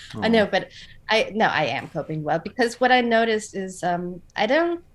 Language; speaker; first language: English; non-native, fluent; German